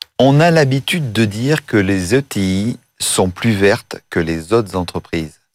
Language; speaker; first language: French; native; French